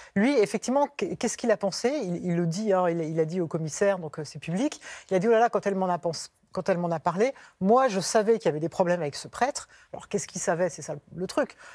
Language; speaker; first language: French; native; French